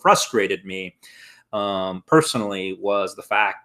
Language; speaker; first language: English; native; English